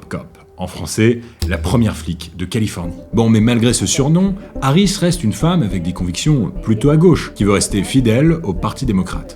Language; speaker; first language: French; native; French